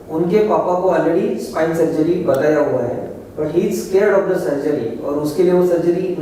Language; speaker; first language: Hindi; non-native, local second language; Marathi